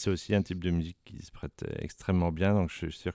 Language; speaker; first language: French; native; French